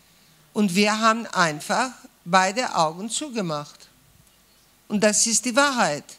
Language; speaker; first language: German; non-native, fluent; Greek